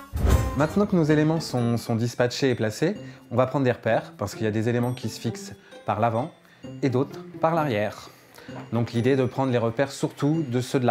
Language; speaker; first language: French; native; French